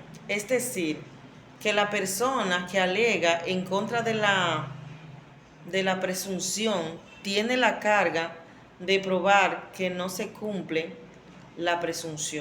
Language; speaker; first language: Spanish; native; Spanish